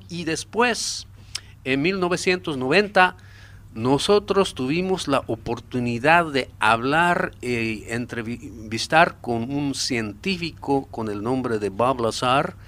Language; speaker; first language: Spanish; non-native, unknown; Japanese